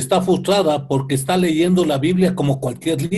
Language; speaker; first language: Spanish; native; Spanish